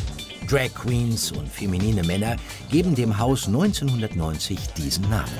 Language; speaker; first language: German; native; German